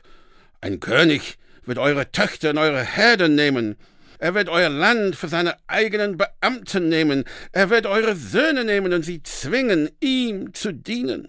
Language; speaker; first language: German; non-native, fluent; English